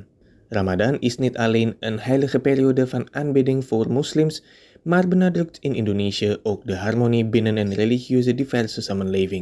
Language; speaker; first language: Dutch; non-native, fluent; Indonesian